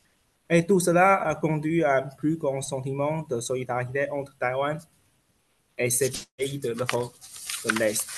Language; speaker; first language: French; non-native, fluent; Chinese